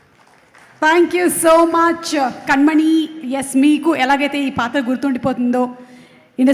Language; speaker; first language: Telugu; native; Telugu